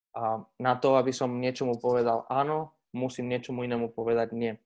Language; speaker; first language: Slovak; non-native, fluent; Spanish